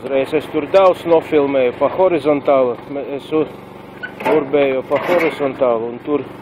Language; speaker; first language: Latvian; non-native, local second language; Russian